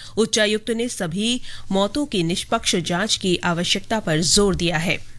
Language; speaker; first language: Hindi; native; Hindi